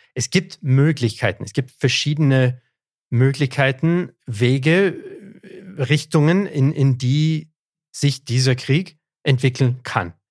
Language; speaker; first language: German; non-native, fluent; English